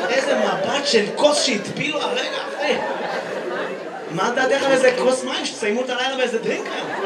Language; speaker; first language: Hebrew; native; Hebrew